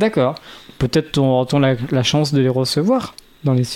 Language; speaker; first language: French; native; French